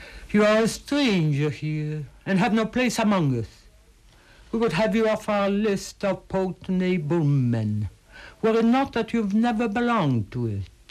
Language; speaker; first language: English; early bilingual, other home language; Italian